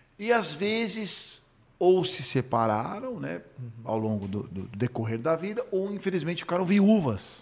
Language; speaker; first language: Portuguese; early bilingual, other home language; Hebrew